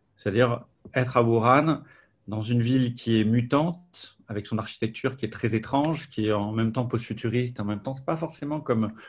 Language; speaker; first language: French; native; French